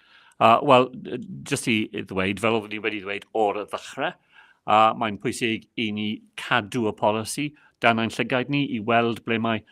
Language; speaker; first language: Welsh; non-native, local second language; English